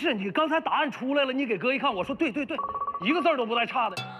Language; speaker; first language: Chinese; native; Chinese